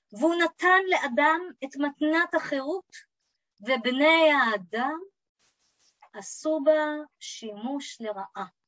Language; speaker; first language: Hebrew; early bilingual, other home language; English